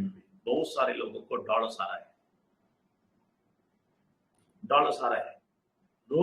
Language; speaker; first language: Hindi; non-native, local second language; Telugu